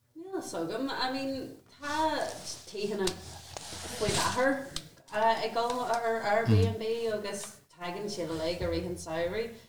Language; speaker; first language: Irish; non-native, local second language; English